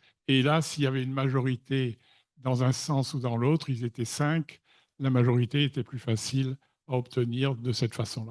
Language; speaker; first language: French; native; French